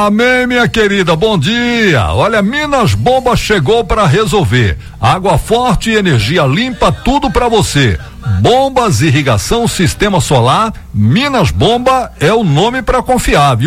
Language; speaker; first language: Portuguese; native; Portuguese